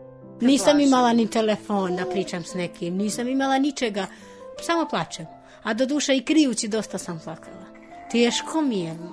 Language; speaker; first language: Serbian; non-native, fluent; Albanian